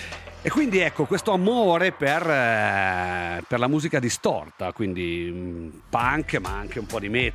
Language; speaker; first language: Italian; native; Italian